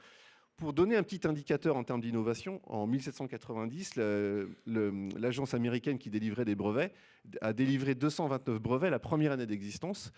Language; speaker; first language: French; native; French